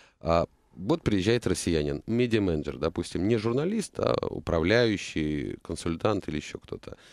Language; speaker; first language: Russian; native; Russian